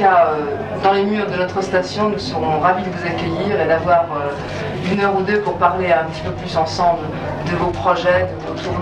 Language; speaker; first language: French; native; French